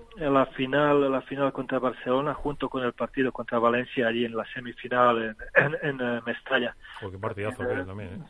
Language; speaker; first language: Spanish; non-native, fluent; Serbian